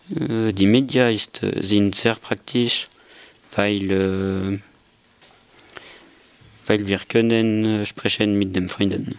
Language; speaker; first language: German; non-native, learner; French